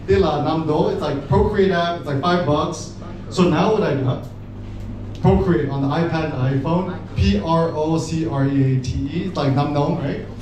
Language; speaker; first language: English; native; English